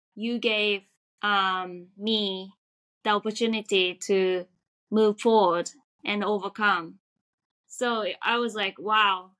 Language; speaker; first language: English; non-native, fluent; Japanese